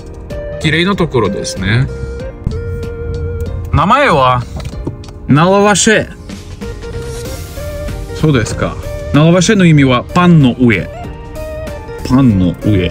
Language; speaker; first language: Japanese; non-native, learner; Russian